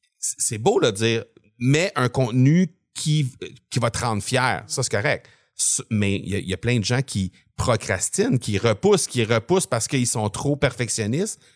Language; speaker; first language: French; native; French